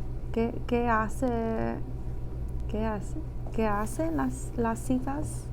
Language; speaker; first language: Spanish; non-native, learner; English